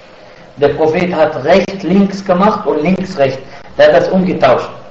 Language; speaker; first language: German; non-native, fluent; Arabic